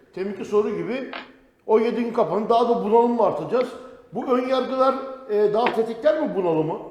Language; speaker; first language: Turkish; native; Turkish